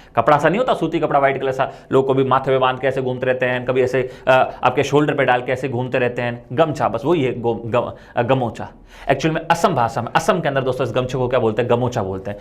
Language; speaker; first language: Hindi; native; Hindi